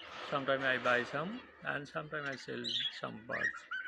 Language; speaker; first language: English; non-native, local second language; Bangla